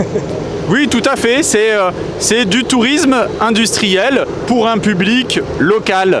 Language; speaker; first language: French; native; French